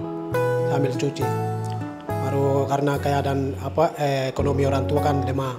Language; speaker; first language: Indonesian; non-native, local second language; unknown